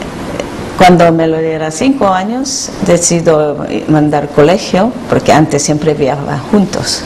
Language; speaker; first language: Spanish; non-native, learner; Korean